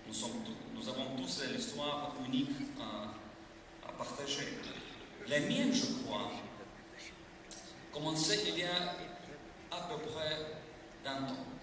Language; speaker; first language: French; non-native, fluent; Lithuanian